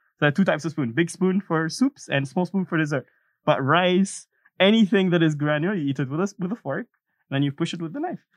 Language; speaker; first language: English; non-native, fluent; Arabic